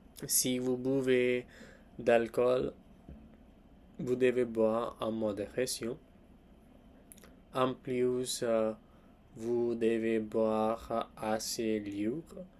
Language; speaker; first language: French; non-native, learner; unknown